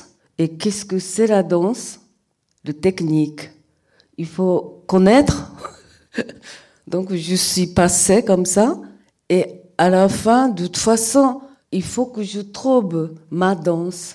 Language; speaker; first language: French; non-native, learner; Japanese